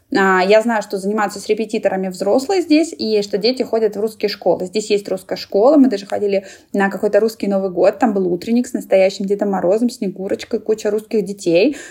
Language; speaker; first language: Russian; native; Russian